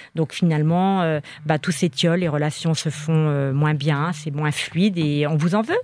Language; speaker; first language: French; native; French